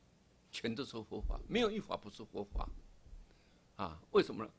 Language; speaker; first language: Chinese; native; Chinese